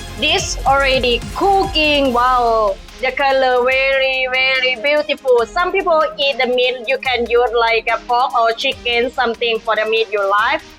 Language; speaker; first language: English; non-native, learner; Thai